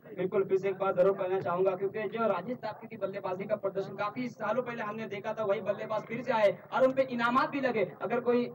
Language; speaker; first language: Hindi; non-native, local second language; Marathi